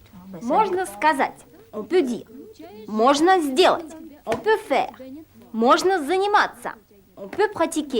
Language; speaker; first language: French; non-native, fluent; Russian